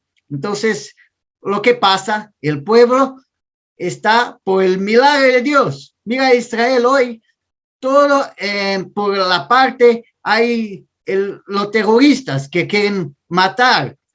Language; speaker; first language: Spanish; non-native, learner; Portuguese